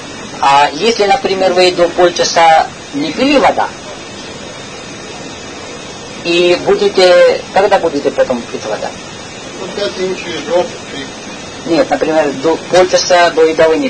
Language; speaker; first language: Russian; non-native, learner; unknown